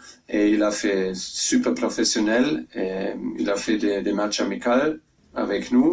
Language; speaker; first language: French; non-native, fluent; German